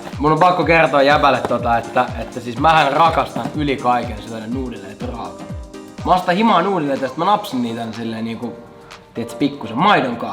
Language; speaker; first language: Finnish; native; Finnish